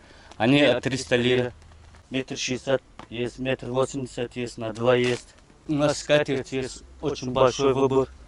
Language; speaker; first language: Russian; non-native, learner; Turkish